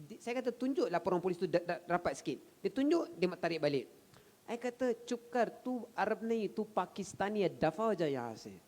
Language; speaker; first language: Malay; native; Malay